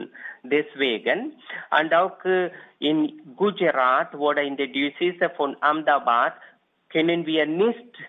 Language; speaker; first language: German; non-native, learner; Tamil